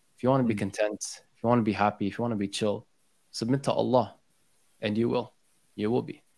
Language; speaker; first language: English; native; English